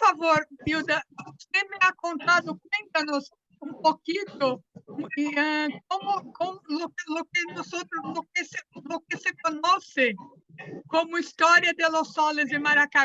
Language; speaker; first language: Spanish; non-native, fluent; Portuguese